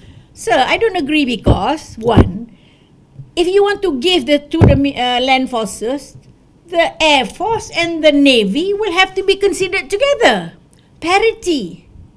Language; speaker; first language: English; non-native, local second language; Malay